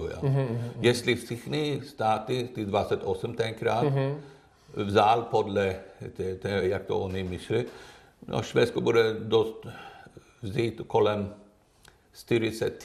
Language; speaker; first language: Czech; non-native, learner; Swedish